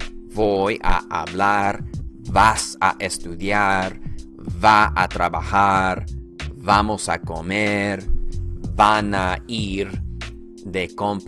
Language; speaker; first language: Spanish; early bilingual, heritage; Spanish